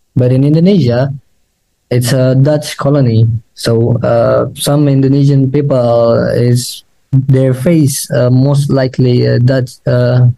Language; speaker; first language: English; non-native, learner; Indonesian